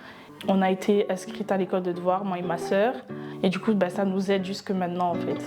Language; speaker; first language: French; early bilingual, other home language; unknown